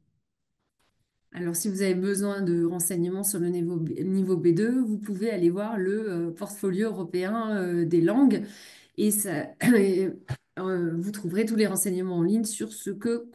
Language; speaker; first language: French; native; French